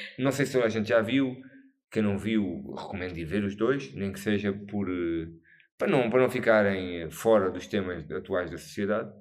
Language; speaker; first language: Portuguese; native; Portuguese